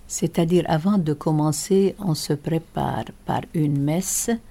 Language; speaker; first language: French; non-native, local second language; Arabic